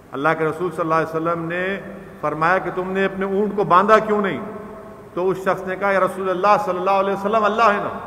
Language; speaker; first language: Hindi; non-native, local second language; Urdu